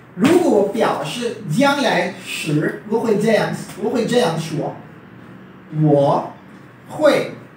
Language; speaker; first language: Chinese; non-native, fluent; Urdu